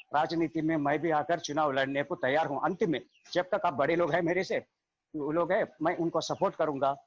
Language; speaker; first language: Hindi; non-native, local second language; Telugu